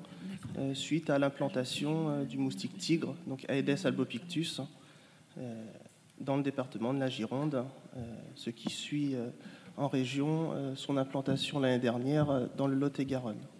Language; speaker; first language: French; native; French